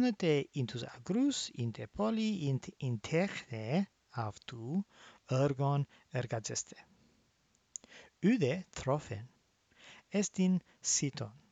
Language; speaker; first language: Greek; non-native, fluent; English